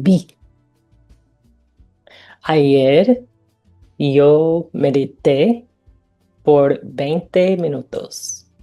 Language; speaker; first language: Spanish; non-native, learner; English